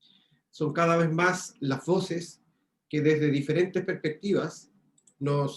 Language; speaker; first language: Spanish; native; Spanish